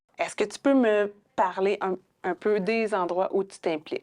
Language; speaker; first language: French; native; French